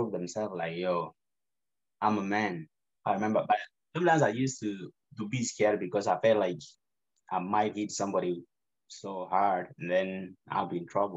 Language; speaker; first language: English; non-native, local second language; Gusii